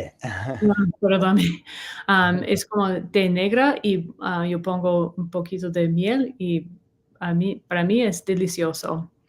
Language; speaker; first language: Spanish; non-native, learner; English